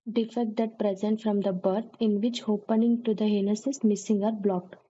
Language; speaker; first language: English; non-native, local second language; Kannada